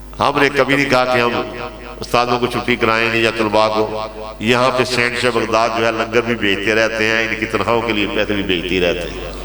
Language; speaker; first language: Urdu; non-native, local second language; Punjabi